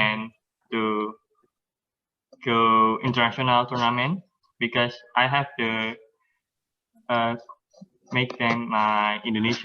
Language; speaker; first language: English; non-native, learner; Indonesian